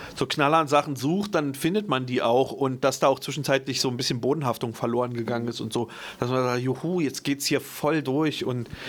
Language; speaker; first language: German; native; German